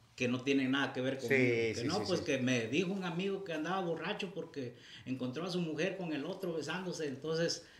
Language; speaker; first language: Spanish; native; Spanish